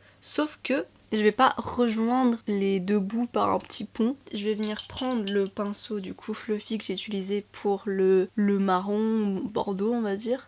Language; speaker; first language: French; native; French